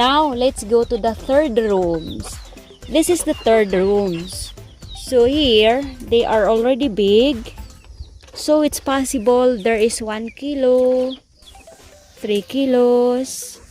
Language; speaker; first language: English; non-native, local second language; Filipino